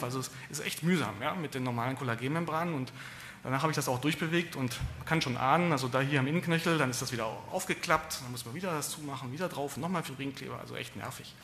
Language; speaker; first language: German; native; German